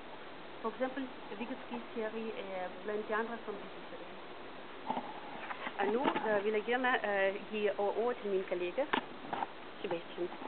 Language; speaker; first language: Danish; non-native, fluent; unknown